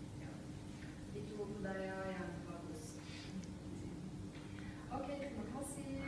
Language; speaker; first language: Indonesian; non-native, learner; Norwegian